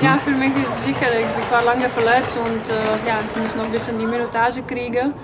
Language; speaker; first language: German; non-native, fluent; Czech